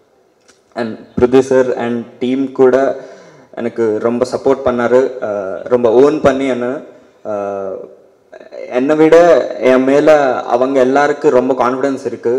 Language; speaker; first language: Tamil; non-native, learner; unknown